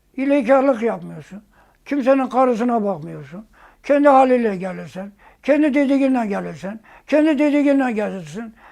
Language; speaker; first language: Turkish; non-native, local second language; Zaza